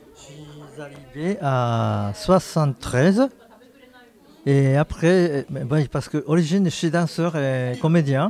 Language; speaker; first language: French; non-native, fluent; Japanese